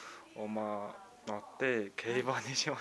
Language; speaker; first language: Japanese; non-native, learner; Mongolian